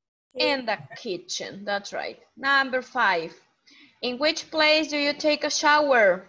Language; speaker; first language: English; non-native, fluent; Spanish